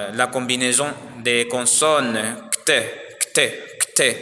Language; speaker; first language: French; non-native, learner; Spanish